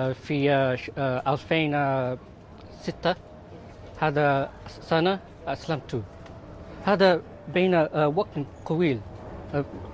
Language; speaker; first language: Arabic; non-native, learner; Filipino